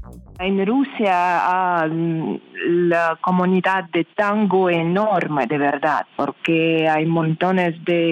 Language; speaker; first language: Spanish; non-native, learner; Russian